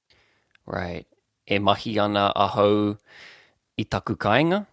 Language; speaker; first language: Māori; non-native, local second language; English